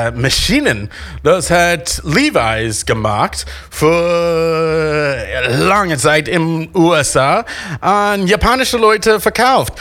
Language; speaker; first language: German; non-native, fluent; English